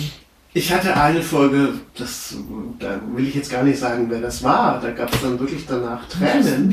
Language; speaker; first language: German; native; German